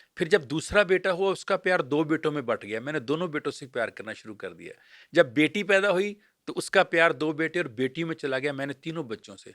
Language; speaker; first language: Urdu; native; Urdu